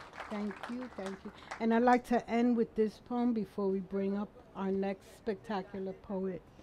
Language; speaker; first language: English; early bilingual, other home language; Spanish